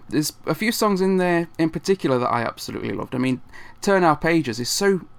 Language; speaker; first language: English; native; English